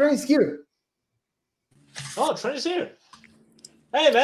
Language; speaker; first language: English; non-native, fluent; Spanish